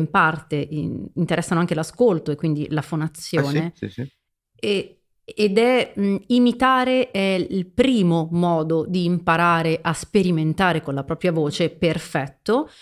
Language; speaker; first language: Italian; native; Italian